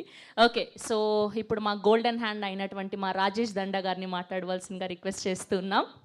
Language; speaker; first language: Telugu; native; Telugu